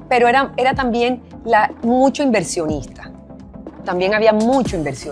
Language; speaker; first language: Spanish; native; Spanish